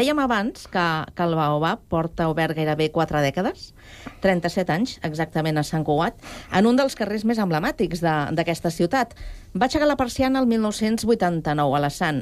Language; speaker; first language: Catalan; native; Catalan